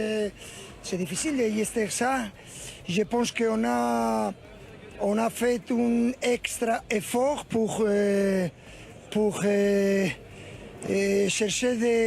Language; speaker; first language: French; non-native, learner; Spanish